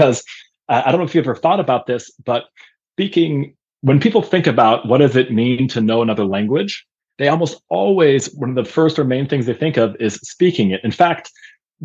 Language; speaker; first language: English; non-native, fluent; German